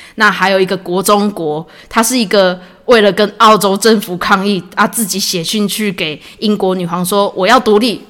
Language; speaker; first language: Chinese; native; Chinese